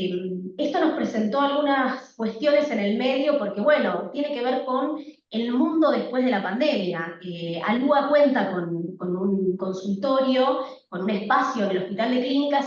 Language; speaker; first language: Spanish; native; Spanish